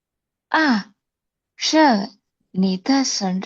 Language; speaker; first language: Chinese; non-native, learner; Indonesian